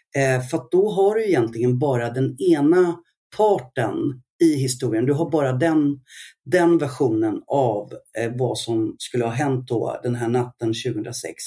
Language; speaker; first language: Swedish; early bilingual, other home language; Arabic